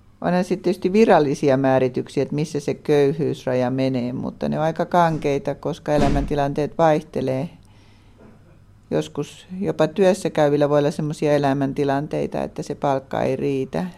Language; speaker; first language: Finnish; native; Finnish